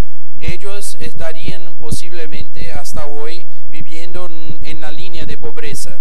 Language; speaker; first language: Spanish; non-native, fluent; Portuguese